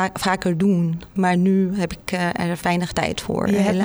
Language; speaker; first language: Dutch; non-native, fluent; Arabic